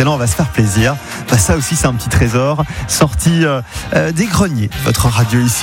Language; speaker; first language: French; native; French